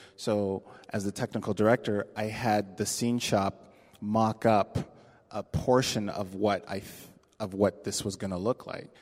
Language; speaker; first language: English; native; English